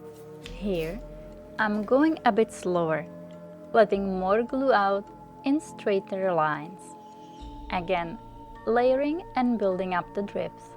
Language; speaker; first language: English; non-native, fluent; Czech